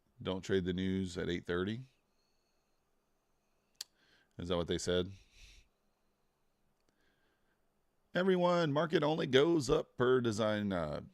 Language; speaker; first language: English; native; English